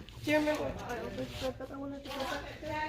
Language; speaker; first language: English; native; English